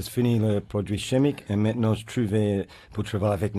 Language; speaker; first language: French; non-native, learner; English